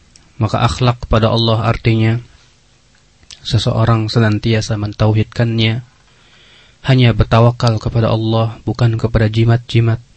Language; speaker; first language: Indonesian; native; Indonesian